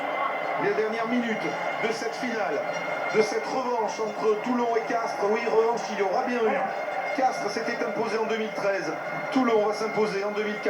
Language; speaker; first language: French; native; French